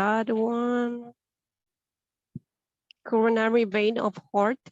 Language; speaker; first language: English; non-native, learner; Spanish